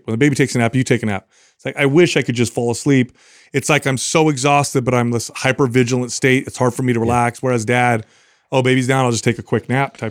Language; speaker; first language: English; native; English